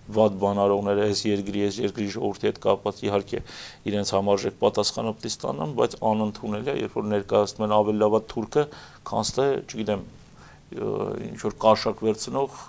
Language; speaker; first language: Armenian; native; Armenian